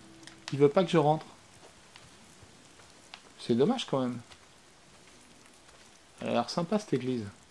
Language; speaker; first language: French; native; French